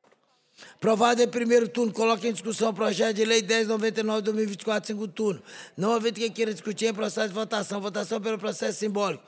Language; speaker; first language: Portuguese; native; Portuguese